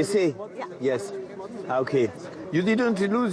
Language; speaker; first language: English; non-native, learner; French